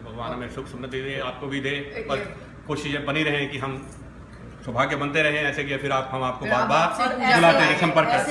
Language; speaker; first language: Hindi; native; Hindi